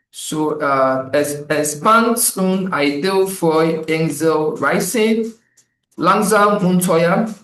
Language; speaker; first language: German; non-native, fluent; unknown